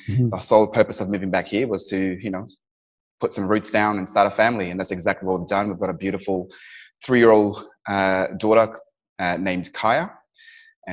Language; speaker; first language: English; non-native, local second language; Nepali